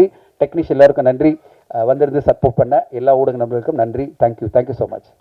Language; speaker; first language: Tamil; native; Tamil